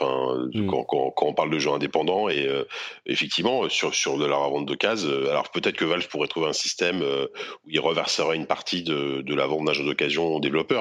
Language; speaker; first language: French; native; French